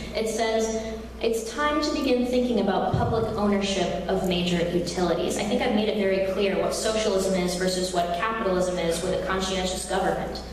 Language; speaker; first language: English; native; English